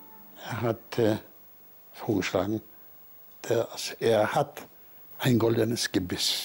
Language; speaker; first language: German; non-native, fluent; Polish